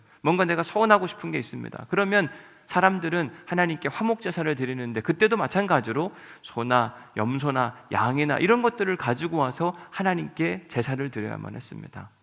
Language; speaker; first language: Korean; native; Korean